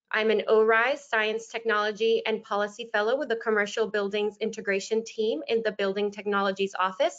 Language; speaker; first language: English; native; English